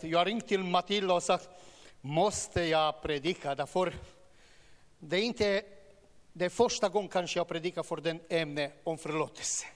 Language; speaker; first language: Swedish; non-native, learner; Romanian